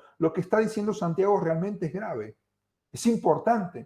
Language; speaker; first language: Spanish; native; Spanish